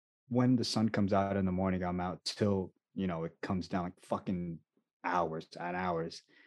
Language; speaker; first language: English; native; English